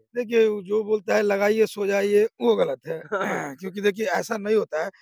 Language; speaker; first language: Hindi; native; Hindi